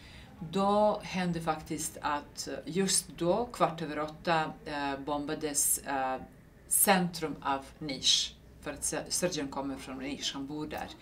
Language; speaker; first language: Swedish; non-native, fluent; Serbian